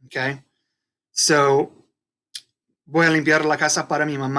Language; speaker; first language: Spanish; non-native, fluent; English